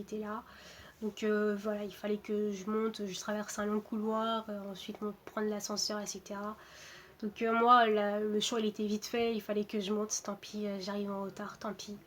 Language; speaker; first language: French; early bilingual, other home language; Portuguese